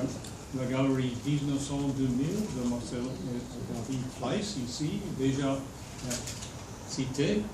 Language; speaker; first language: French; non-native, fluent; English